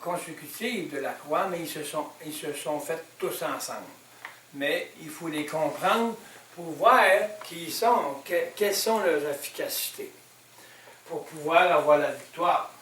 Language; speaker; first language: French; native; French